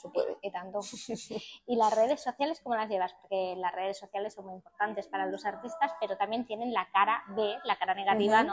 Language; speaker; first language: Spanish; native; Spanish